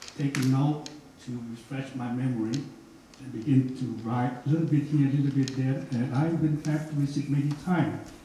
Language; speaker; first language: English; non-native, fluent; Hmong